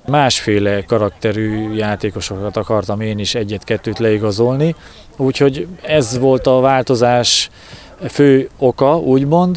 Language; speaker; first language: Hungarian; native; Hungarian